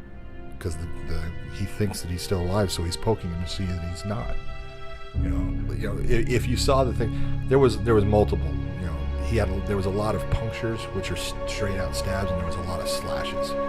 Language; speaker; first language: English; native; English